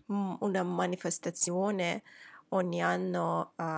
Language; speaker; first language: Italian; non-native, fluent; Russian